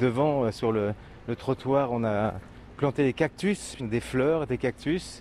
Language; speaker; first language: French; native; French